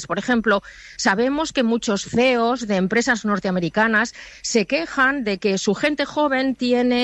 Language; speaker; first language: Spanish; native; Spanish